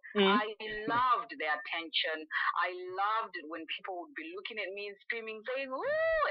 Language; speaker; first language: English; non-native, local second language; Shona